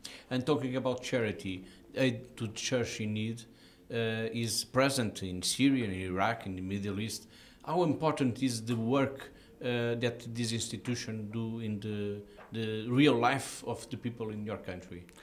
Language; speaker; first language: English; non-native, fluent; Portuguese